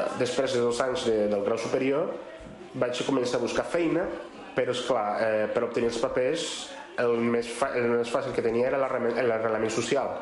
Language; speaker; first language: Catalan; non-native, fluent; Spanish